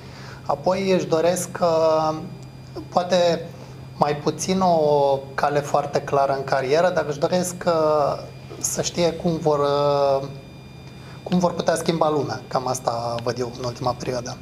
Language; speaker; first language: Romanian; native; Romanian